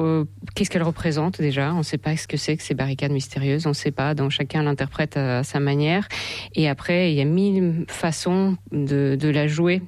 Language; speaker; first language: French; non-native, fluent; Russian